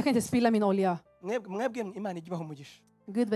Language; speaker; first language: Swedish; early bilingual, other home language; Kinyarwanda